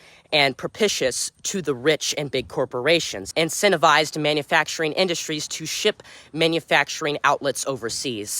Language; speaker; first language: English; native; English